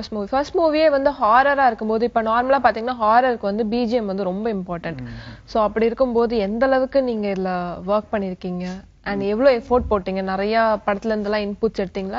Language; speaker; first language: Tamil; native; Tamil